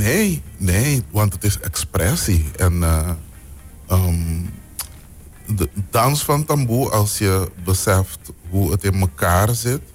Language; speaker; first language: Dutch; non-native, local second language; Papiamento